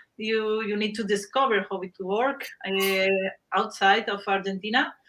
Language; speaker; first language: English; non-native, learner; Spanish